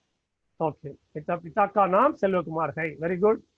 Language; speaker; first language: Hindi; non-native, learner; Tamil